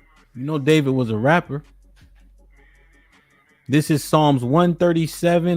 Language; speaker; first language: English; native; English